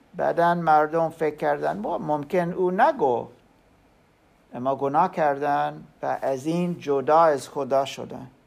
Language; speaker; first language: Persian; non-native, learner; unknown